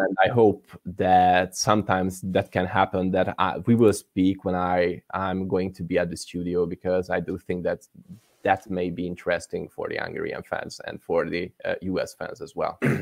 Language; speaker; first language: English; non-native, fluent; Hungarian